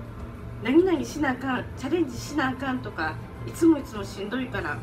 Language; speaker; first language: Japanese; native; Japanese